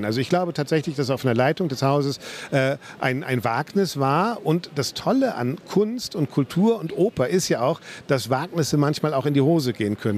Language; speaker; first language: German; native; German